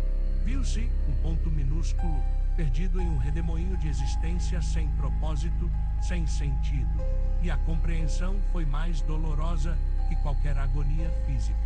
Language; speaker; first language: Portuguese; native; Portuguese